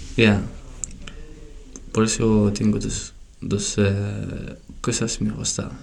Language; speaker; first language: Spanish; non-native, learner; Tachelhit